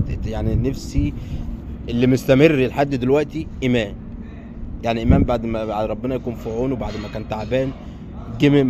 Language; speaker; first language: Arabic; native; Arabic